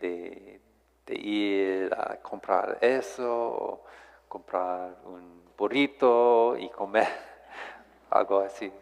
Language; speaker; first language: Spanish; non-native, fluent; English